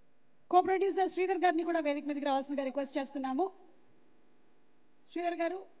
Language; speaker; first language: Telugu; native; Telugu